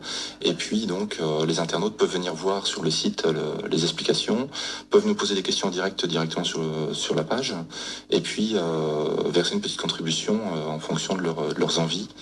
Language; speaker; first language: French; native; French